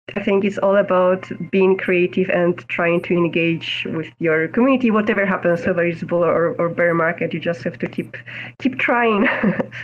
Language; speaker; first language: English; non-native, fluent; Polish